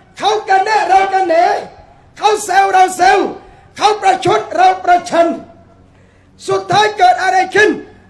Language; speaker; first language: Thai; native; Thai